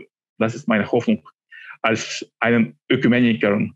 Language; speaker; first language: German; non-native, fluent; Ukrainian